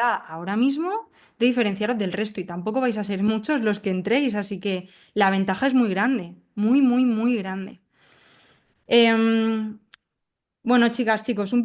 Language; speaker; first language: Spanish; native; Spanish